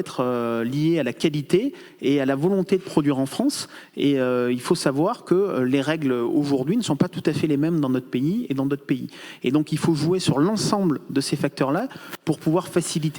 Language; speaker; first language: French; native; French